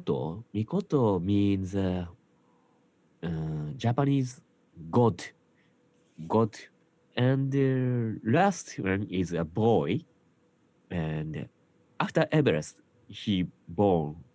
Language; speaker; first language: English; non-native, learner; Japanese